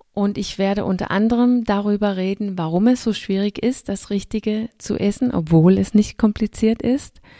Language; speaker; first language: German; non-native, fluent; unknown